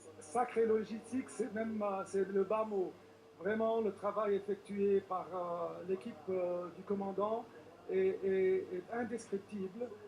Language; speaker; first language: French; non-native, local second language; Arabic